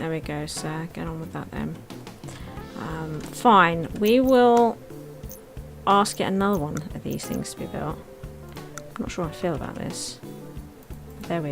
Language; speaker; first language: English; native; English